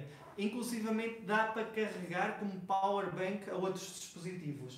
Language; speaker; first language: Portuguese; non-native, fluent; Spanish